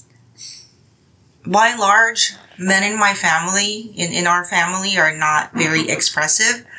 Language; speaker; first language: English; non-native, local second language; Filipino